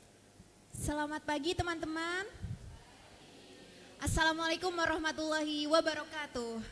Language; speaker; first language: Indonesian; native; Indonesian